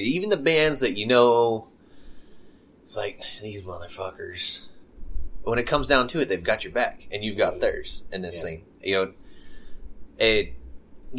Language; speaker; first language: English; native; English